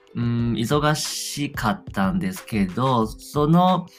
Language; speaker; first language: Japanese; non-native, fluent; Chinese